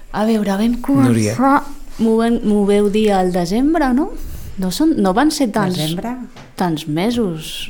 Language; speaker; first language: Catalan; native; Catalan